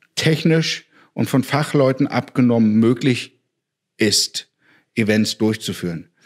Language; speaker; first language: German; native; German